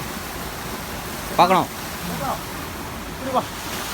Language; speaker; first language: Tamil; non-native, learner; Malayalam